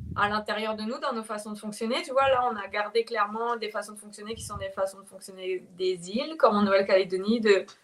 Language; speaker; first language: French; native; French